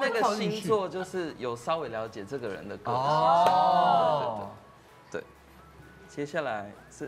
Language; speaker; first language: Chinese; native; Chinese